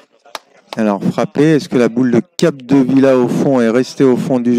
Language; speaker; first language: French; native; French